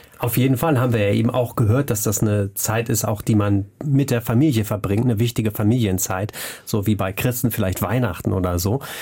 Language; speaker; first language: German; native; German